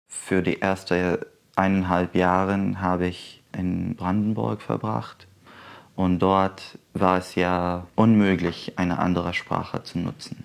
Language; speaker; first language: German; non-native, fluent; Arabic